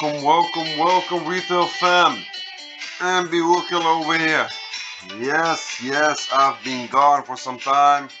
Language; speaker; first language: English; non-native, fluent; Dutch